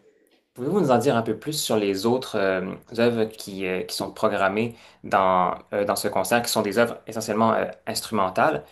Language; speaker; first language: French; native; French